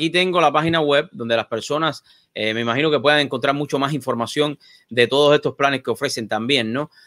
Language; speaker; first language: Spanish; native; Spanish